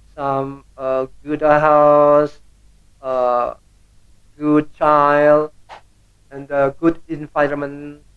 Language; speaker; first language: English; non-native, learner; Indonesian